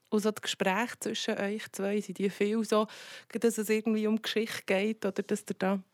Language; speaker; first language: German; native; German